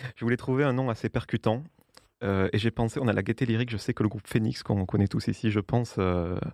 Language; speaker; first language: French; native; French